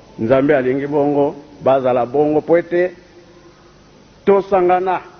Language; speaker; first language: Lingala; non-native, local second language; Kongo